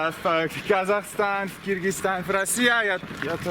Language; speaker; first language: Russian; non-native, learner; Chinese